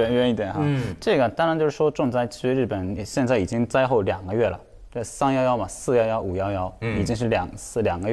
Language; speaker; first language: Chinese; non-native, fluent; Japanese